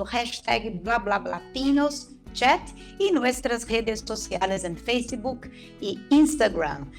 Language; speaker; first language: Spanish; non-native, fluent; Portuguese